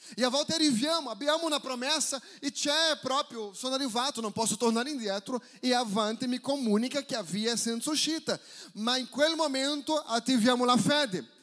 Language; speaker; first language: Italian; non-native, fluent; Portuguese